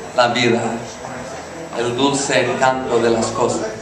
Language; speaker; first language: Spanish; non-native, learner; English